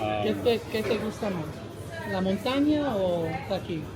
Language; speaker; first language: Spanish; non-native, learner; English